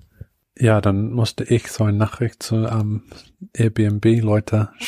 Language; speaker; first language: German; non-native, fluent; Bulgarian